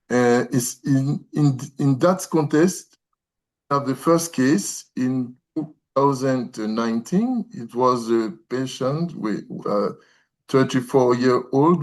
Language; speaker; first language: English; non-native, learner; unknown